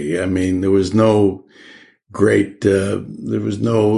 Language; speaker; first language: English; native; English